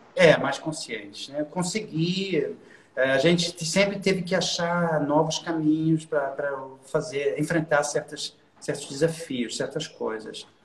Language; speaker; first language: Portuguese; non-native, fluent; German